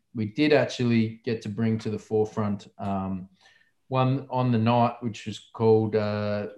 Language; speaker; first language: English; native; English